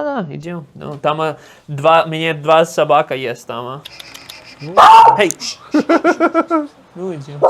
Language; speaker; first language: Russian; early bilingual, heritage; English